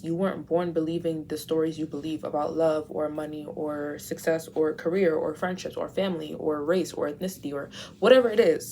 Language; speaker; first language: English; native; English